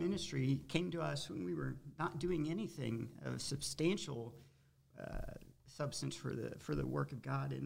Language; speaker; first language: English; native; English